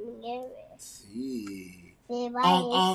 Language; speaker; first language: Spanish; early bilingual, heritage; Spanish